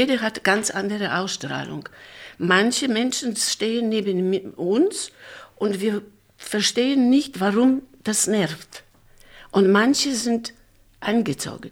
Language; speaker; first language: German; non-native, fluent; Polish